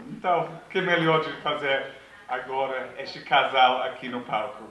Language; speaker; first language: Portuguese; non-native, fluent; English